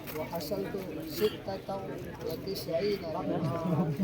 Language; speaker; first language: Arabic; non-native, learner; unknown